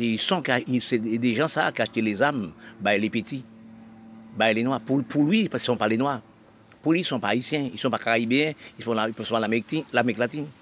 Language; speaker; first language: French; non-native, local second language; Haitian Creole